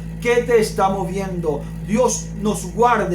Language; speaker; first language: Spanish; native; Spanish